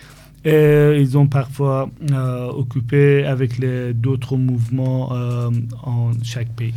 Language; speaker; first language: French; non-native, fluent; Persian